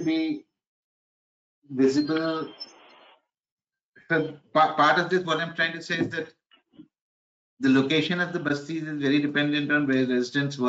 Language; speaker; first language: English; non-native, local second language; Hindi